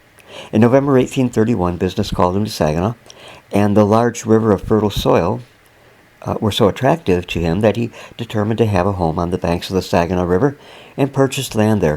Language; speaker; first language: English; native; English